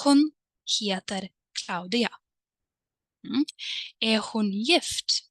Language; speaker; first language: Swedish; non-native, fluent; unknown